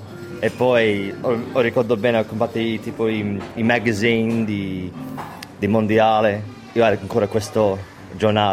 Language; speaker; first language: Italian; early bilingual, heritage; English